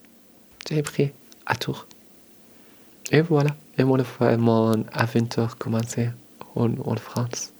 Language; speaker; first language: French; non-native, learner; Arabic